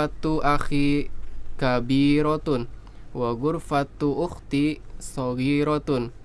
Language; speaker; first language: Arabic; non-native, learner; Indonesian